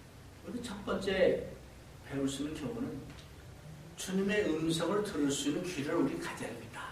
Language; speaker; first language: Korean; native; Korean